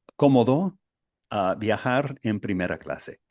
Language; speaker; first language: Spanish; non-native, learner; English